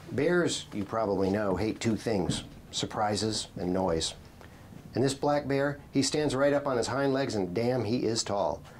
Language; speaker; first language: English; native; English